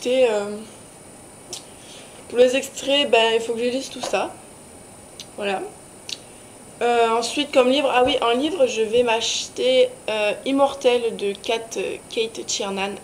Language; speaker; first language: French; native; French